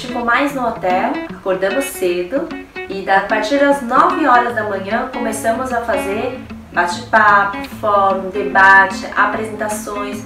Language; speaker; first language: Portuguese; early bilingual, heritage; Korean